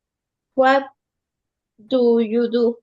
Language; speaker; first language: English; non-native, learner; Spanish